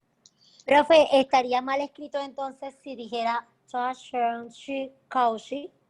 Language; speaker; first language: Spanish; native; Spanish